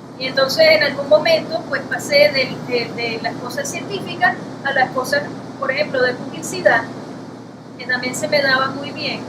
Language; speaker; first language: Spanish; native; Spanish